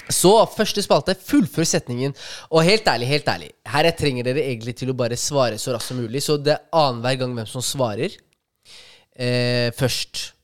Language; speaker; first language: Norwegian; early bilingual, other home language; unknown